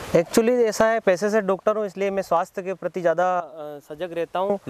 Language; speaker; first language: Hindi; native; Hindi